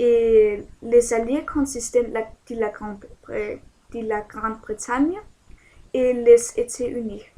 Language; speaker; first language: French; non-native, learner; Danish